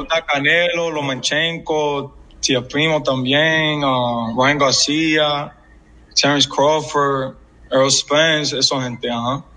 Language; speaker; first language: Spanish; early bilingual, heritage; English